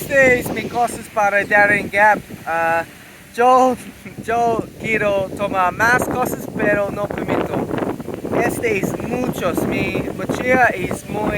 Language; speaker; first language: Spanish; non-native, learner; English